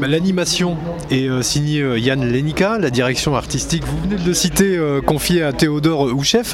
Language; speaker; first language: French; native; French